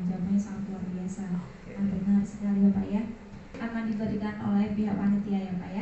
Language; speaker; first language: Indonesian; native; Indonesian